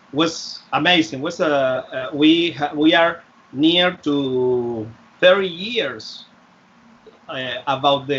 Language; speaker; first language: English; non-native, fluent; Spanish